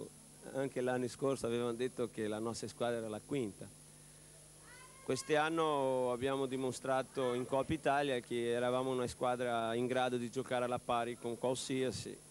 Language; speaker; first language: Italian; non-native, fluent; Portuguese